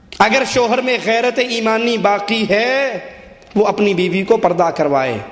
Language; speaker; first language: Urdu; non-native, local second language; Punjabi